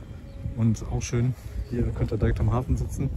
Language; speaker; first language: German; native; German